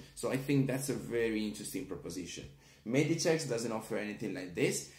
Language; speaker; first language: English; non-native, fluent; Italian